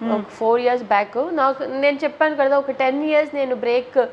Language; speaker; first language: Telugu; non-native, local second language; Tamil